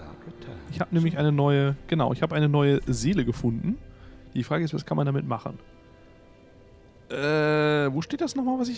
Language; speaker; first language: German; native; German